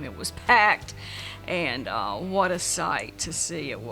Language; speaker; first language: English; native; English